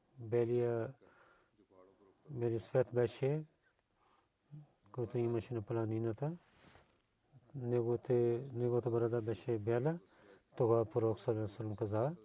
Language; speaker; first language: Bulgarian; non-native, learner; Urdu